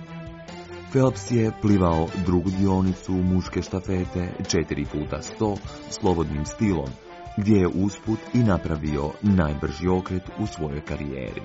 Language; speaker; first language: Croatian; native; Croatian